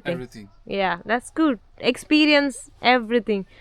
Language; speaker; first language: English; non-native, learner; Malayalam